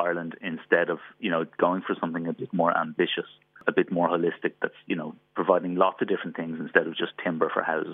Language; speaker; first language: English; native; English